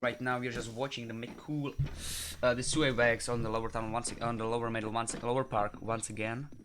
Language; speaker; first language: English; non-native, fluent; Czech